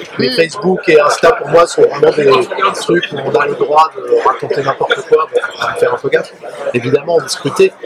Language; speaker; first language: French; native; French